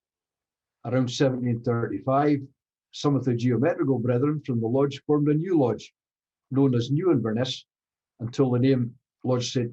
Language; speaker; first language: English; native; English